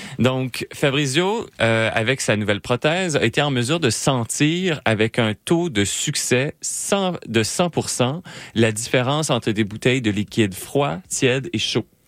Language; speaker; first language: French; native; French